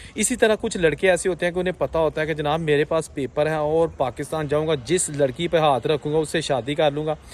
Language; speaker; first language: Hindi; non-native, local second language; Punjabi